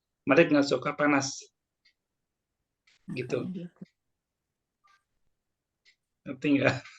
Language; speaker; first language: Indonesian; native; Indonesian